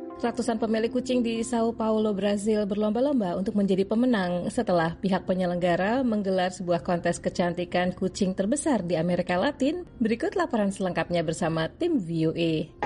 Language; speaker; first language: Indonesian; native; Indonesian